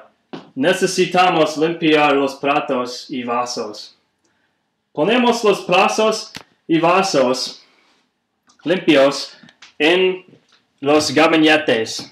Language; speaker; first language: Spanish; non-native, learner; English